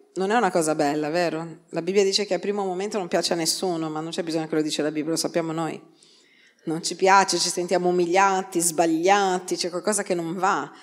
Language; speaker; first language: Italian; non-native, fluent; Portuguese